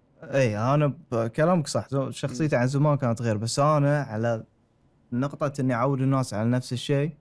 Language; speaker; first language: Arabic; native; Arabic